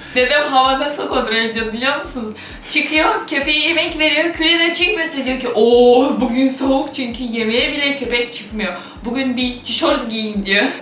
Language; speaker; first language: Turkish; non-native, fluent; Ukrainian